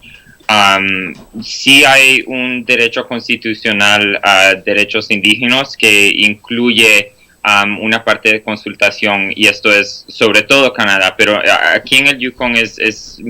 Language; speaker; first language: Spanish; non-native, fluent; English